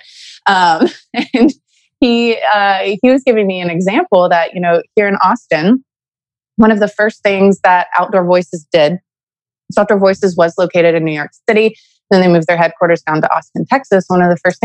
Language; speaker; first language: English; native; English